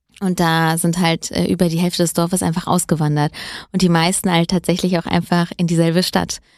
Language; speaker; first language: German; early bilingual, other home language; Italian